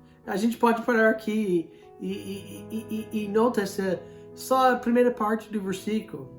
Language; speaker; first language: Portuguese; non-native, fluent; English